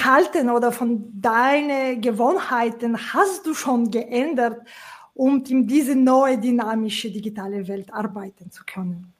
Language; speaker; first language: German; non-native, fluent; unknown